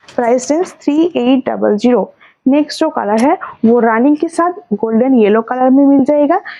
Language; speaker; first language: Hindi; non-native, local second language; Bangla